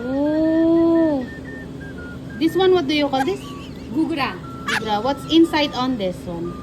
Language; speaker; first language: English; non-native, local second language; Filipino